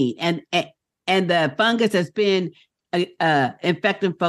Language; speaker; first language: English; native; English